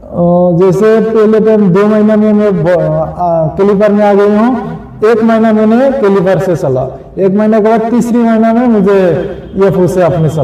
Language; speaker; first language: Hindi; non-native, local second language; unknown